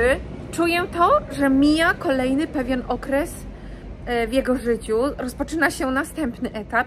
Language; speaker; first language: Polish; native; Polish